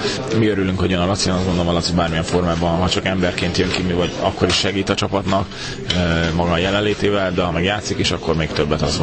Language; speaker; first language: Hungarian; native; Hungarian